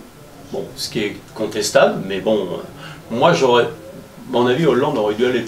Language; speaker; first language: French; native; French